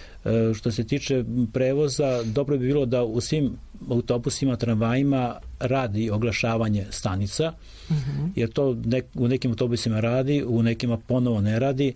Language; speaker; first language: Serbian; native; Serbian